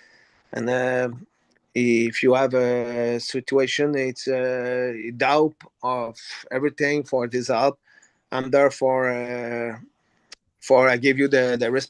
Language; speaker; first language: English; non-native, learner; French